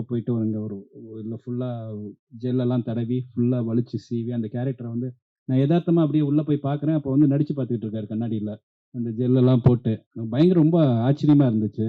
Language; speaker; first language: Tamil; native; Tamil